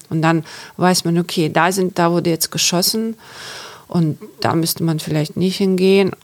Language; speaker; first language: German; non-native, fluent; Ukrainian